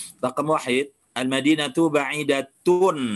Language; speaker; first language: Arabic; non-native, fluent; Indonesian